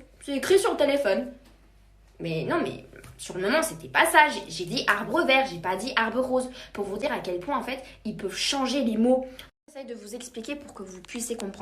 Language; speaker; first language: French; native; French